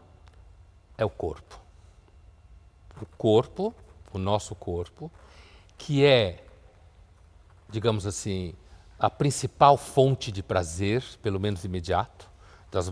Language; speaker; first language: Portuguese; native; Portuguese